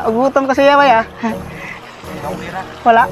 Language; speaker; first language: Filipino; non-native, local second language; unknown